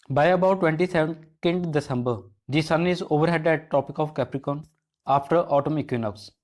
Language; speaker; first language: English; non-native, local second language; Punjabi